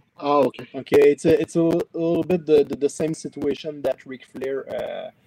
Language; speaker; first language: English; non-native, learner; French